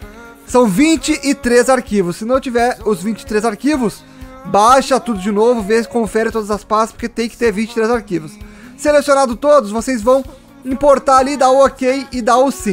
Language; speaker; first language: Portuguese; native; Portuguese